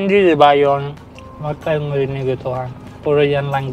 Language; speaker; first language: Filipino; non-native, learner; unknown